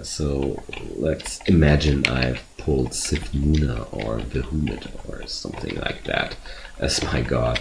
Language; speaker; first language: English; non-native, fluent; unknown